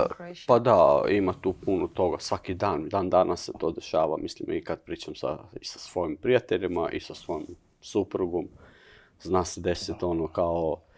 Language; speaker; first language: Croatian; non-native, learner; Albanian